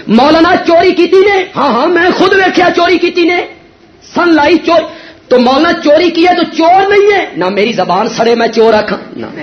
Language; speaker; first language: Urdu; non-native, local second language; Punjabi